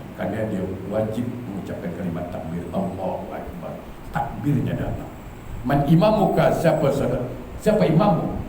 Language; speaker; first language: Malay; native; Malay